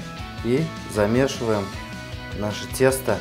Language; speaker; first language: Russian; native; Russian